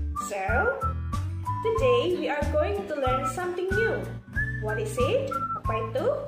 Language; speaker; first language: English; non-native, fluent; Indonesian